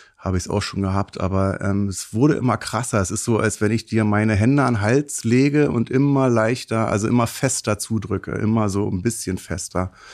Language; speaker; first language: German; native; German